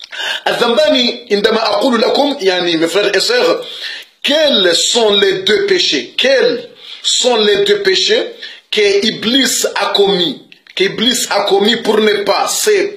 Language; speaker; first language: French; non-native, learner; Comorian